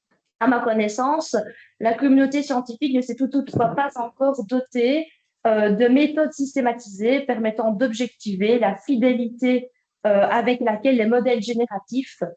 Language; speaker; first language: French; native; French